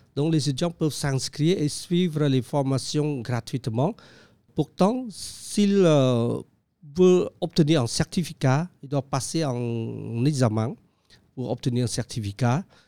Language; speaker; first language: French; non-native, fluent; Khmer